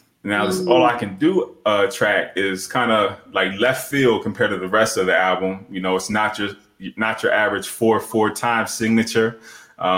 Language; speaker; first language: English; native; English